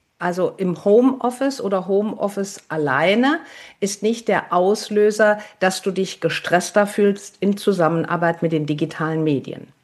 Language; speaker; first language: German; native; German